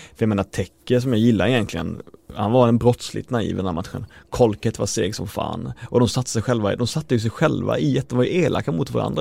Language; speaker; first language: Swedish; native; Swedish